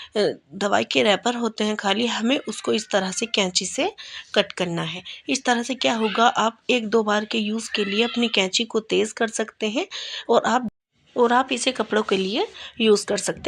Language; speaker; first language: Hindi; native; Hindi